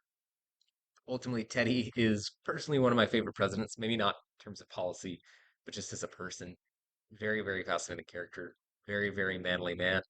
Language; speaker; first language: English; native; English